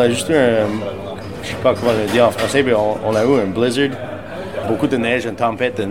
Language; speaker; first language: French; non-native, local second language; English